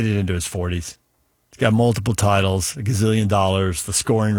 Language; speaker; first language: English; native; English